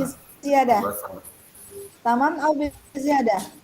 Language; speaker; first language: Arabic; non-native, fluent; Indonesian